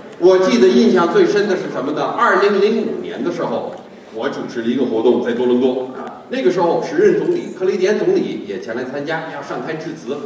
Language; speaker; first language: Chinese; non-native, fluent; English